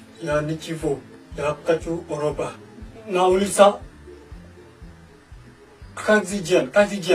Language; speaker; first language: Russian; non-native, learner; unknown